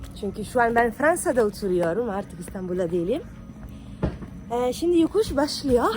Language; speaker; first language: Turkish; non-native, fluent; Italian